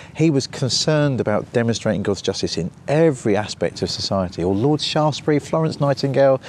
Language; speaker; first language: English; native; English